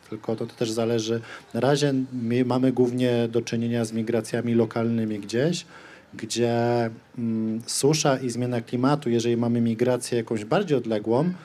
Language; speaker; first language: Polish; native; Polish